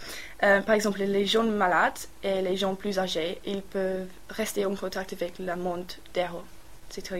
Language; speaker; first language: French; non-native, learner; English